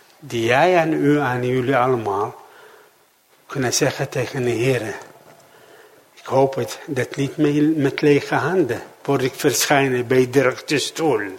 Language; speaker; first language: Dutch; non-native, fluent; Arabic